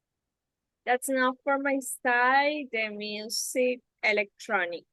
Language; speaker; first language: English; non-native, learner; Spanish